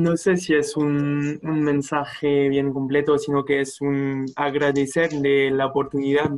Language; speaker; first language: Spanish; non-native, fluent; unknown